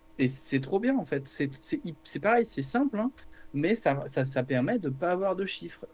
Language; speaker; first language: French; native; French